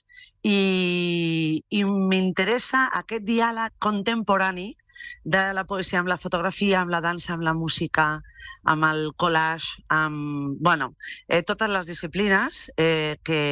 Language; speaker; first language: Catalan; non-native, local second language; Spanish